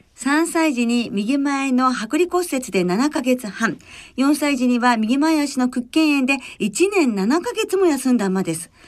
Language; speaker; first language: Japanese; native; Japanese